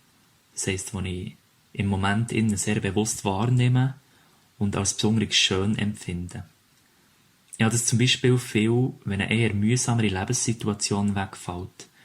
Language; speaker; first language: German; native; German